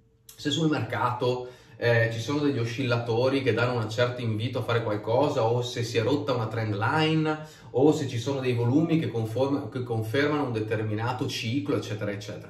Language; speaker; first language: Italian; native; Italian